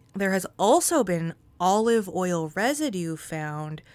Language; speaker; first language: English; native; English